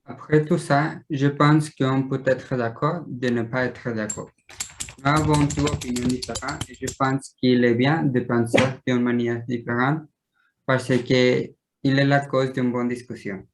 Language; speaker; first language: French; non-native, learner; Spanish